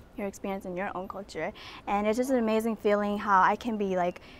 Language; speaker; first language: English; native; English